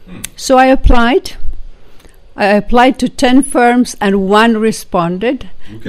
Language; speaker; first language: English; non-native, fluent; Swedish